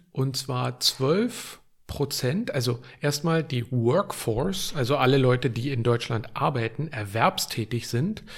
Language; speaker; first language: German; native; German